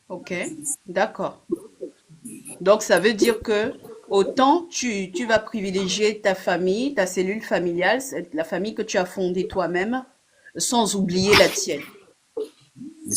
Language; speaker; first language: French; native; French